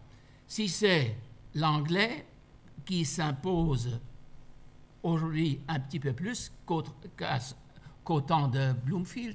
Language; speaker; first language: French; non-native, fluent; German